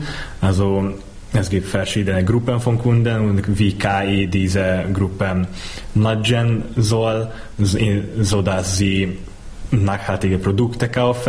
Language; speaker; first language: German; non-native, fluent; Hungarian